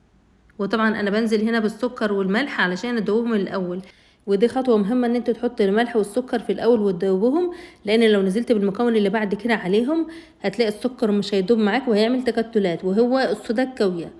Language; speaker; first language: Arabic; native; Arabic